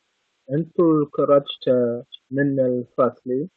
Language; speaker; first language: Arabic; non-native, learner; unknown